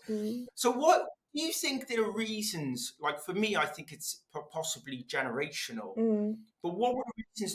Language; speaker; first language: English; non-native, local second language; Welsh